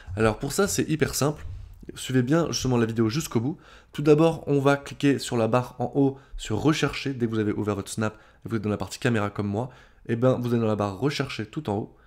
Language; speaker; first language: French; native; French